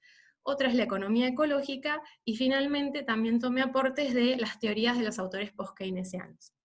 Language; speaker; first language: Spanish; native; Spanish